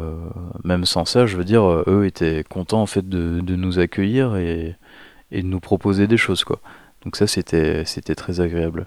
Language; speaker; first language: French; native; French